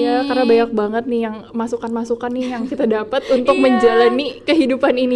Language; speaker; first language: Indonesian; native; Indonesian